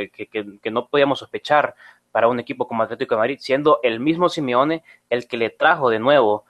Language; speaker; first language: Spanish; native; Spanish